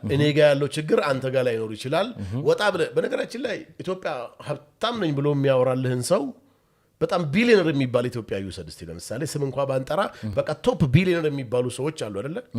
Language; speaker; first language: Amharic; non-native, local second language; Oromo